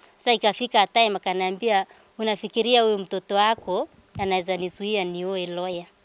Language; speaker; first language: Swahili; non-native, local second language; Kalenjin